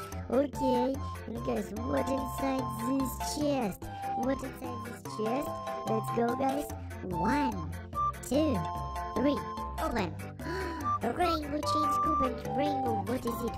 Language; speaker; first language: English; non-native, learner; Russian